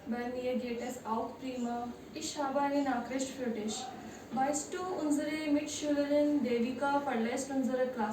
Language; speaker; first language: German; non-native, learner; Hindi